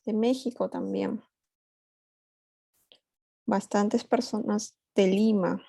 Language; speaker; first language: Spanish; native; Spanish